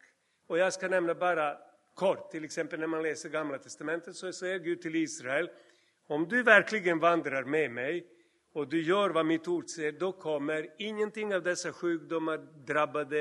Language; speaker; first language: Swedish; non-native, fluent; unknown